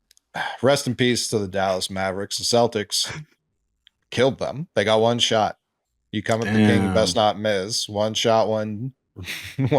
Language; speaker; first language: English; native; English